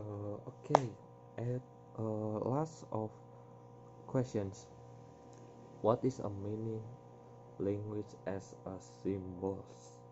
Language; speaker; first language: English; non-native, learner; Indonesian